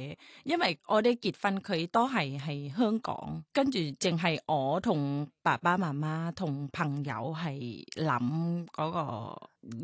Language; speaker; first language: Cantonese; non-native, learner; Thai